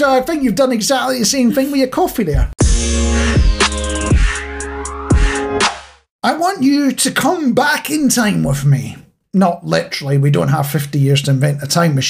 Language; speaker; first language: English; native; English